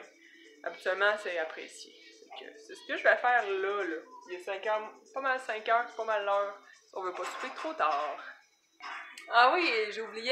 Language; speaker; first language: French; native; French